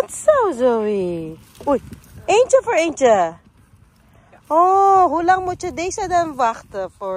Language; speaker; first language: Dutch; non-native, learner; Filipino